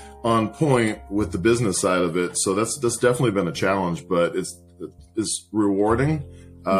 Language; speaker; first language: English; native; English